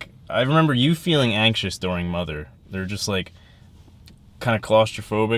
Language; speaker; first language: English; native; English